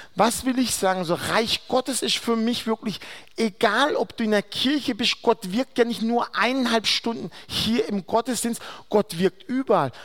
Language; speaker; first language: German; non-native, fluent; Aramaic